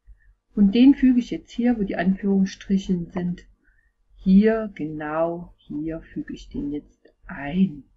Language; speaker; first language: German; native; German